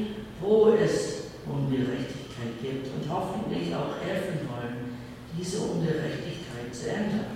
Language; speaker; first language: German; early bilingual, heritage; English